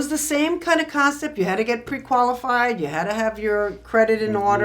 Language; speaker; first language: English; native; English